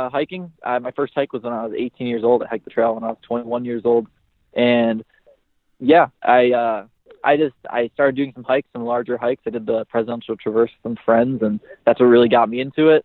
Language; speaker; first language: English; native; English